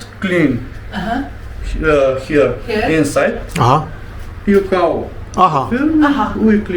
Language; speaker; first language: English; non-native, learner; Bulgarian